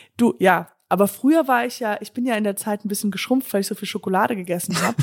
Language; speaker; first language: German; non-native, fluent; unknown